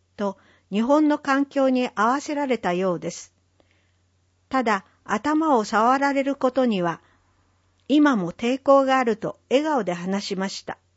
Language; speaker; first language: Japanese; native; Japanese